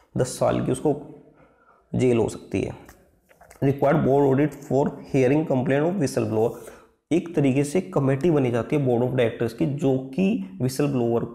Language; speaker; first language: Hindi; native; Hindi